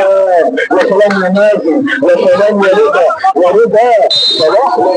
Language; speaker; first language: Arabic; native; Arabic